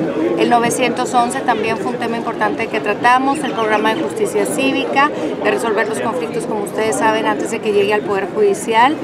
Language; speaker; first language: Spanish; native; Spanish